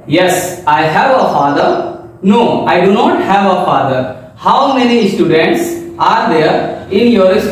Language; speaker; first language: English; non-native, local second language; Hindi